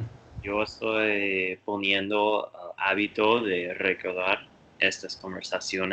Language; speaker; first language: Spanish; non-native, learner; English